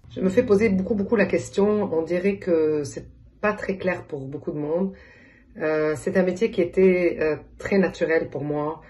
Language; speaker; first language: French; non-native, local second language; Arabic